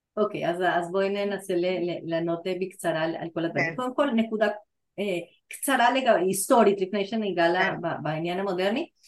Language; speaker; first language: Hebrew; non-native, fluent; Spanish